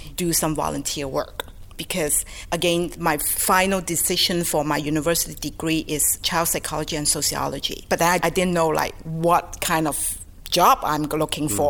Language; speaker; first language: English; non-native, local second language; Cantonese